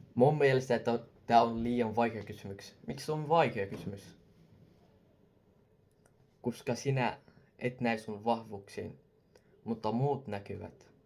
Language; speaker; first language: Finnish; non-native, learner; Arabic